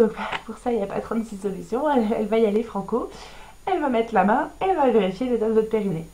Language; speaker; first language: French; native; French